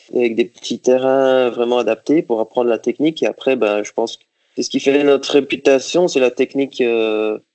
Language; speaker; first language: French; native; French